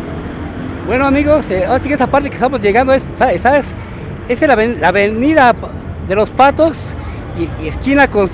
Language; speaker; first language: Spanish; native; Spanish